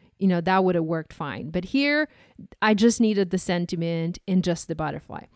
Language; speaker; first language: English; non-native, fluent; Ukrainian